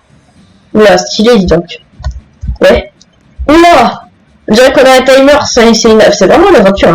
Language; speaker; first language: French; native; French